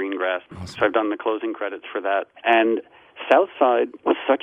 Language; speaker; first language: English; native; English